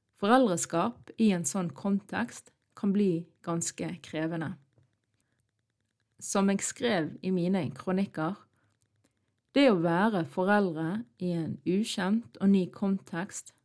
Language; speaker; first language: Norwegian; early bilingual, other home language; Arabic